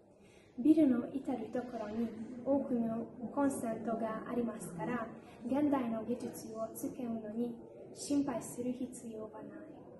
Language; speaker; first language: Japanese; non-native, learner; Hungarian